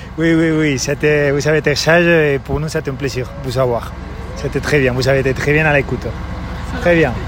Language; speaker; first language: French; non-native, fluent; Spanish